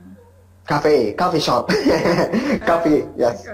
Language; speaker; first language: English; non-native, learner; Arabic